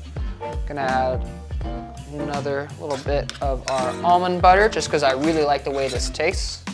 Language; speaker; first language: English; native; English